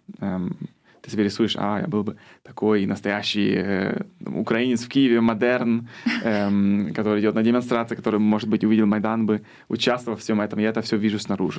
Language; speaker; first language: Russian; early bilingual, heritage; Russian